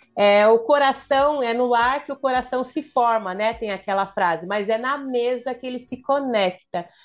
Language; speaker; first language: Portuguese; native; Portuguese